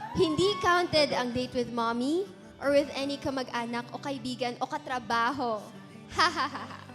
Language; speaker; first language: Filipino; native; Filipino